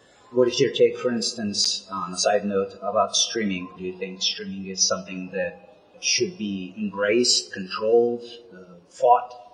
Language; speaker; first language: English; non-native, fluent; Portuguese